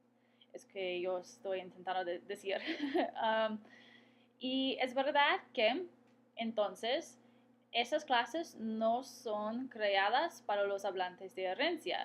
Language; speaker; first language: Spanish; non-native, fluent; English